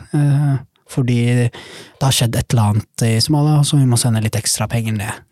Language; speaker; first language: Norwegian; early bilingual, other home language; Somali